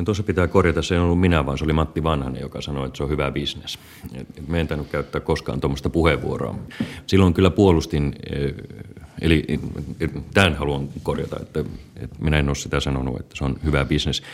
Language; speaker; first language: Finnish; native; Finnish